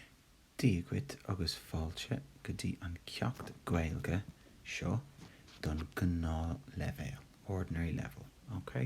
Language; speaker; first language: Irish; non-native, local second language; English